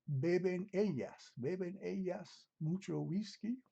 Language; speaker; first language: Spanish; non-native, fluent; English